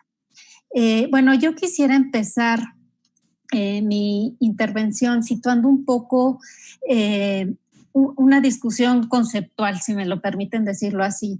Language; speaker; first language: Spanish; native; Spanish